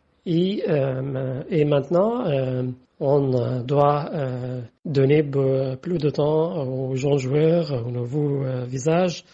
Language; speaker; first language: French; non-native, fluent; Arabic